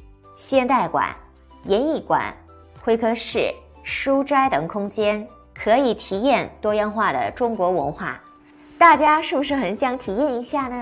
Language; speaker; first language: Chinese; non-native, fluent; Korean